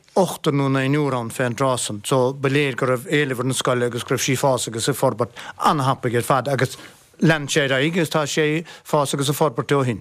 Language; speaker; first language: Irish; non-native, local second language; English